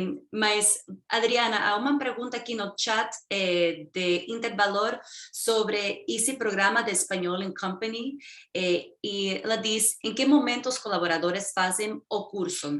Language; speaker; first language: Portuguese; non-native, fluent; Spanish